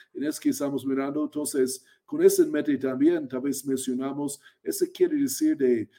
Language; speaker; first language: Spanish; non-native, fluent; English